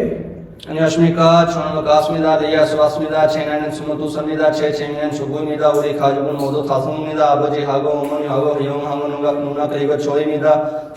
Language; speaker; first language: Korean; non-native, learner; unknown